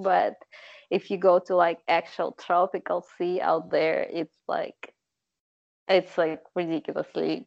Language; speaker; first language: English; non-native, fluent; Russian